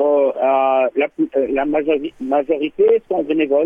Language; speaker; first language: French; non-native, learner; English